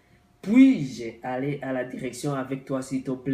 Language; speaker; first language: French; non-native, local second language; Rundi